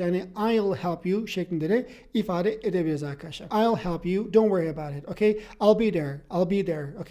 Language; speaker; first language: English; non-native, fluent; Turkish